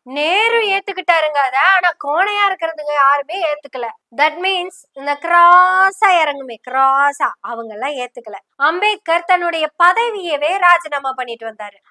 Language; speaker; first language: Tamil; non-native, local second language; Malayalam